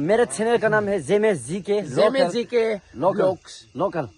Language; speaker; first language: Hindi; non-native, local second language; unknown